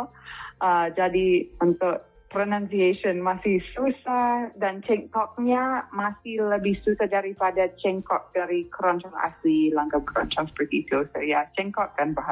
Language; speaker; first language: Indonesian; non-native, fluent; English